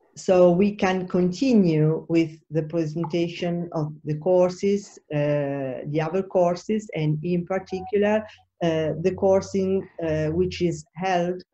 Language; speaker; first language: English; non-native, fluent; Italian